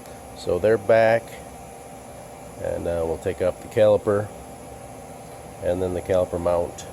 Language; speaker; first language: English; native; English